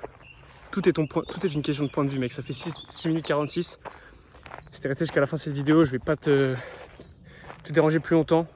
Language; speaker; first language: French; native; French